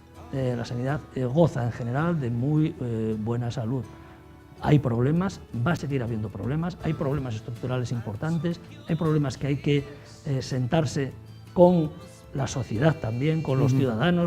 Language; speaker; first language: Spanish; native; Spanish